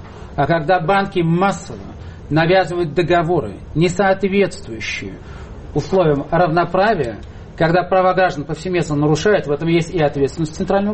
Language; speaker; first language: Russian; native; Russian